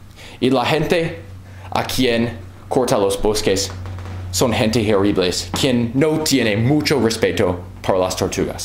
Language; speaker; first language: Spanish; non-native, learner; English